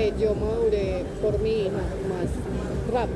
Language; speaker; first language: Spanish; non-native, learner; German